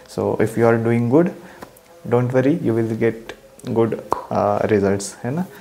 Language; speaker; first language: Hindi; non-native, local second language; Marathi